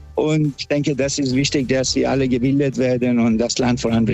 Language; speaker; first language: German; non-native, fluent; Persian